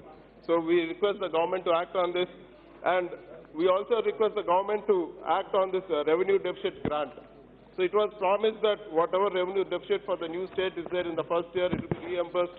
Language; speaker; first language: English; non-native, local second language; Telugu